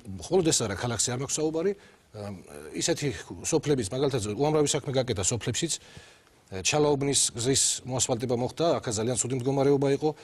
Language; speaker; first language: Georgian; native; Georgian